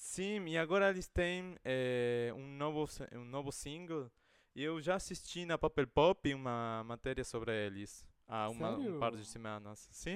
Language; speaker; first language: Portuguese; non-native, fluent; Spanish